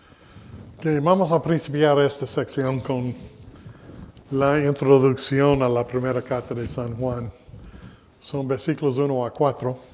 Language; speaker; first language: Spanish; non-native, fluent; English